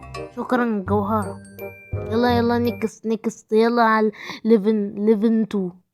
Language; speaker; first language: Arabic; native; Arabic